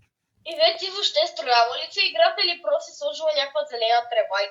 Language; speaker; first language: Bulgarian; native; Bulgarian